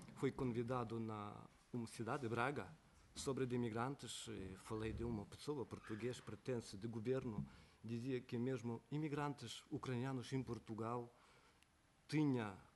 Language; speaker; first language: Portuguese; non-native, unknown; Ukrainian